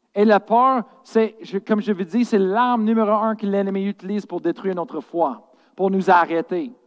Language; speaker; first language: French; non-native, fluent; English